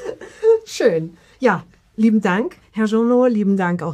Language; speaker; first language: German; native; German